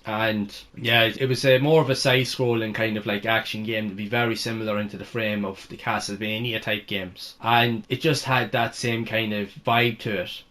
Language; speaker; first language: English; native; English